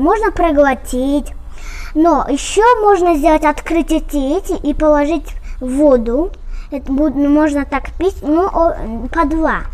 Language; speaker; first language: Russian; non-native, local second language; Kyrgyz